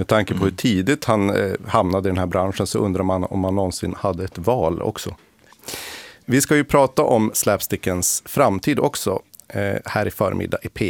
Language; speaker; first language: Swedish; native; Swedish